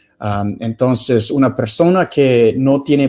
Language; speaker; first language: Spanish; non-native, fluent; English